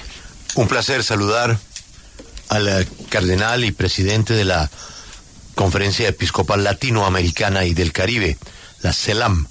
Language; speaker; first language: Spanish; native; Spanish